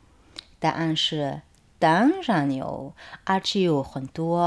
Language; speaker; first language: Chinese; non-native, fluent; Arabic